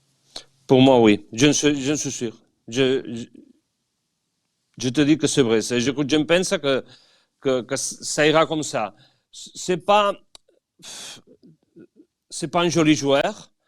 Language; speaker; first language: French; non-native, fluent; Catalan